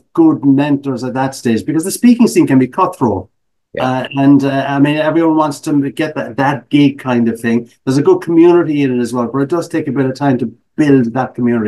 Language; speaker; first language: English; native; English